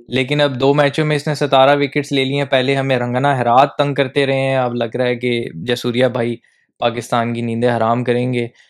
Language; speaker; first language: Urdu; native; Urdu